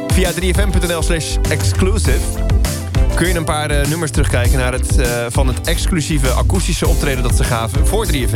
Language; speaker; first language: Dutch; native; Dutch